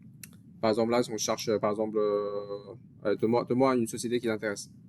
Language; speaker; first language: French; native; French